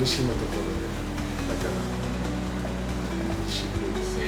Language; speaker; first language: Japanese; non-native, learner; Portuguese